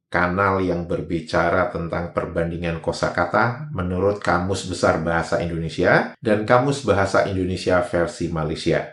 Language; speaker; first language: Indonesian; native; Indonesian